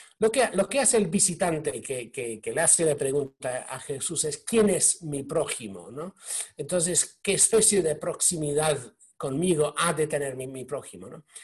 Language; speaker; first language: Spanish; non-native, fluent; English